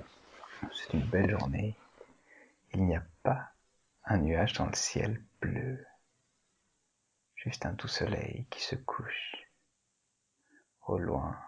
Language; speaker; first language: French; native; French